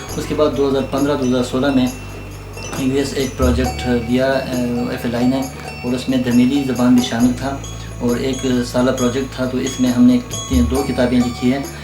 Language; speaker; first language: Urdu; non-native, local second language; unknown